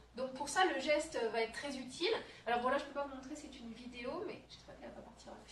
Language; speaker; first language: French; native; French